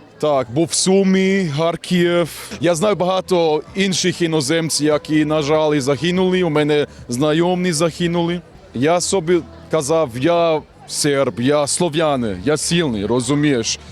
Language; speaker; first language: Ukrainian; non-native, learner; Serbian